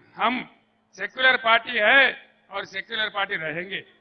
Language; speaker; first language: Hindi; non-native, local second language; Telugu